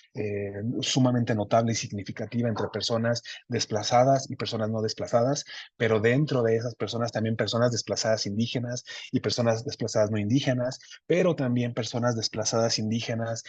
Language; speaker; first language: Spanish; native; Spanish